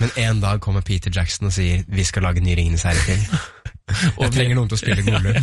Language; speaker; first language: Norwegian; native; Norwegian